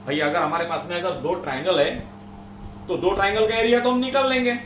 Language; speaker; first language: Hindi; non-native, local second language; Marathi